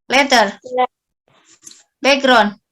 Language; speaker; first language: English; non-native, learner; Indonesian